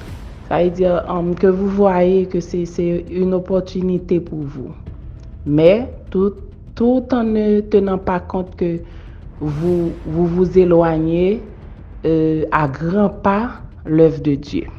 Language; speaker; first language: French; non-native, local second language; Haitian Creole